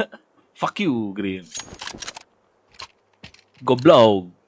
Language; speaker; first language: English; non-native, learner; Sundanese